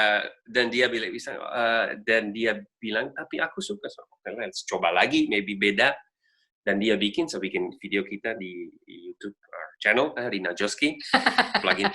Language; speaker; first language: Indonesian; non-native, learner; Dutch